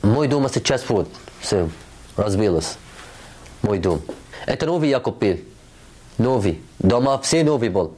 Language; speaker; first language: Russian; non-native, learner; Arabic